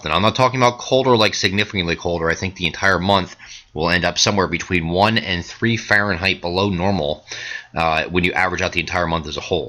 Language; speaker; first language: English; native; English